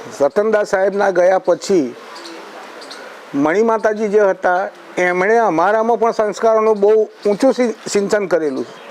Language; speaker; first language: Gujarati; native; Gujarati